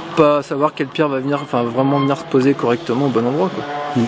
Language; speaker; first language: French; native; French